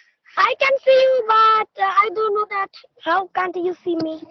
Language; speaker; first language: English; non-native, learner; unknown